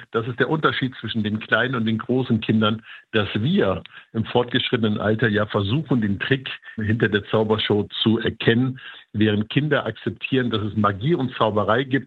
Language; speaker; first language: German; native; German